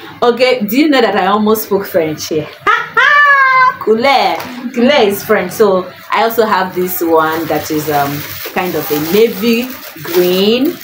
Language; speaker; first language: English; non-native, local second language; Igbo